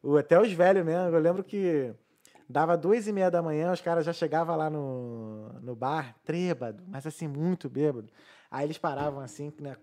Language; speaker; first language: Portuguese; native; Portuguese